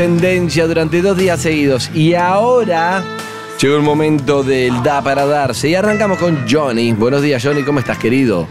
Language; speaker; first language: Spanish; native; Spanish